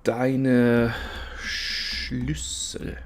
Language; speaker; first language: German; non-native, fluent; English